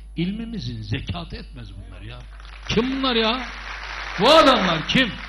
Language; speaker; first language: Turkish; native; Turkish